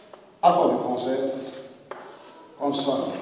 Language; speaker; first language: French; non-native, local second language; Arabic